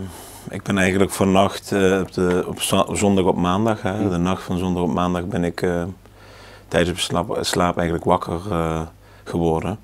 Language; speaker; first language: Dutch; early bilingual, other home language; Turkish